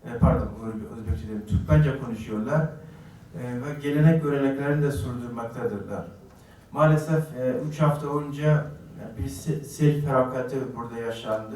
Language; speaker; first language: Turkish; non-native, fluent; Uzbek